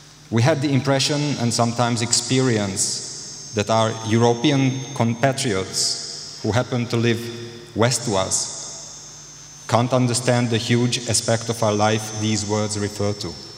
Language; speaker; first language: English; non-native, fluent; Hungarian